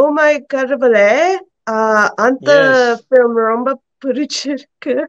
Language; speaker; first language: Tamil; non-native, learner; English